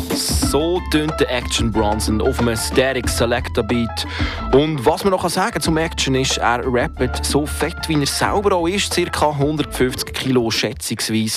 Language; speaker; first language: German; native; German